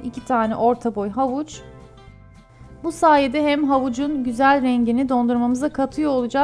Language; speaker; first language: Turkish; native; Turkish